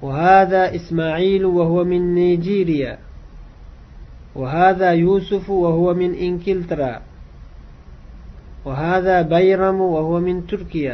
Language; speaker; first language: Arabic; non-native, fluent; Uzbek